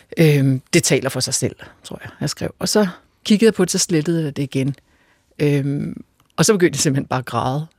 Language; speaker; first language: Danish; native; Danish